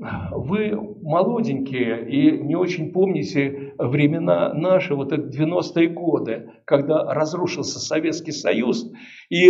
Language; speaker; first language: Russian; native; Russian